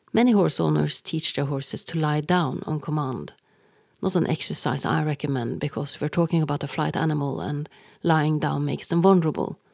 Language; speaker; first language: English; non-native, fluent; Norwegian